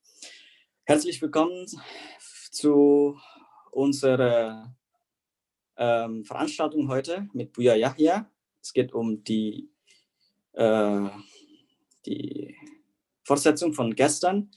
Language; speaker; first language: German; non-native, fluent; Indonesian